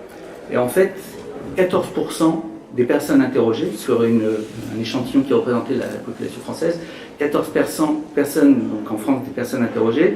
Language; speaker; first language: French; native; French